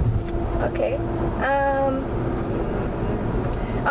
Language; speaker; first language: Spanish; non-native, learner; English